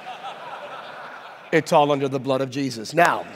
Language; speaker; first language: English; native; English